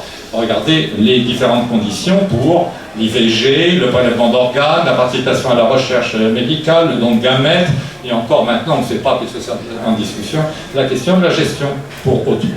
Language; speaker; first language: French; native; French